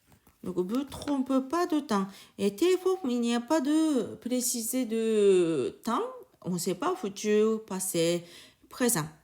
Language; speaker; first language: French; non-native, learner; Japanese